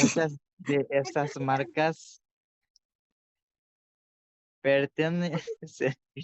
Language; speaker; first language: Spanish; non-native, learner; Bangla